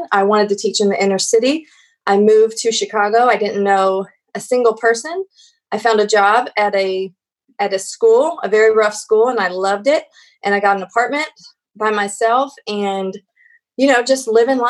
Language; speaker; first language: English; native; English